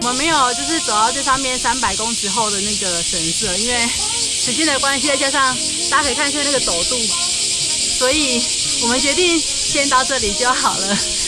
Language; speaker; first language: Chinese; native; Chinese